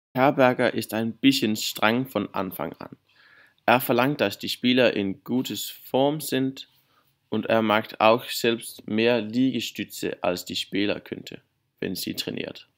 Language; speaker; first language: German; non-native, learner; Danish